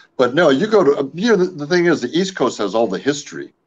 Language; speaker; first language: English; native; English